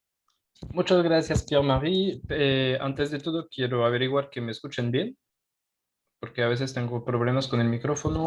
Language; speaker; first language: Spanish; non-native, fluent; French